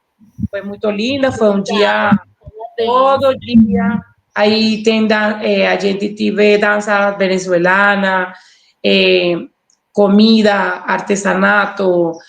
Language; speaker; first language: Portuguese; non-native, learner; Spanish